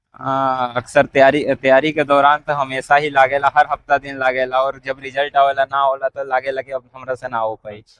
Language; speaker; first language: Bhojpuri; native; Bhojpuri